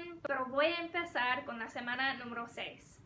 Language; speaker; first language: Spanish; non-native, fluent; English